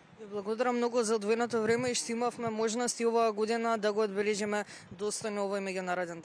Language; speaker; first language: Macedonian; native; Macedonian